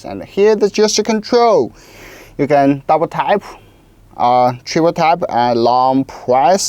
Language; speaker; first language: English; non-native, local second language; Chinese